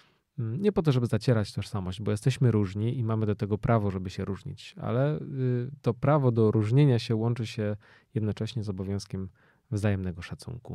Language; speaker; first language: Polish; native; Polish